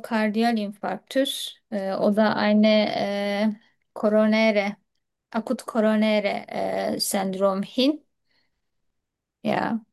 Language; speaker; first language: German; non-native, learner; Turkish